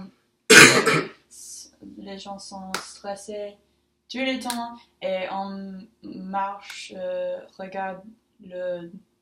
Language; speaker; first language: French; non-native, learner; English